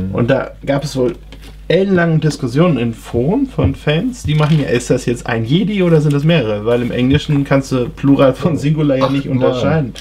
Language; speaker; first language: German; native; German